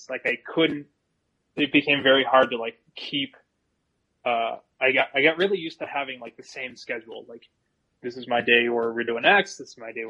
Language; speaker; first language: English; native; English